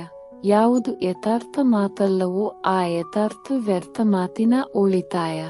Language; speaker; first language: Kannada; native; Kannada